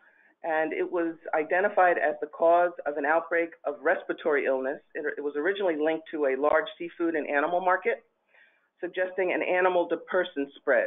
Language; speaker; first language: English; native; English